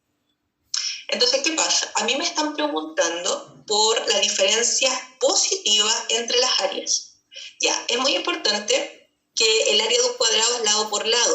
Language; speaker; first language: Spanish; native; Spanish